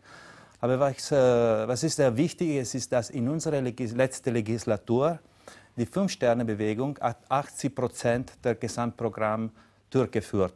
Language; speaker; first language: German; non-native, local second language; Italian